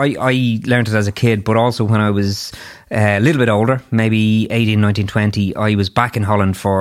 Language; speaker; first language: English; native; English